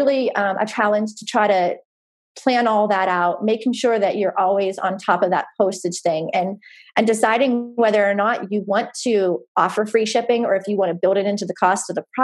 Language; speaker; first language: English; native; English